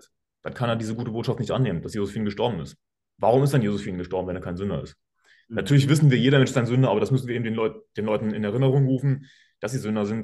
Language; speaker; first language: German; native; German